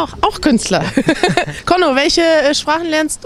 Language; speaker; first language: German; native; German